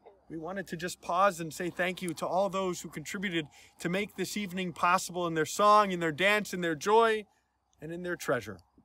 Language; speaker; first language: English; early bilingual, other home language; Lithuanian